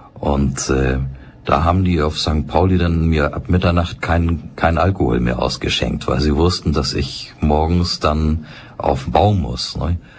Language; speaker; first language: German; native; German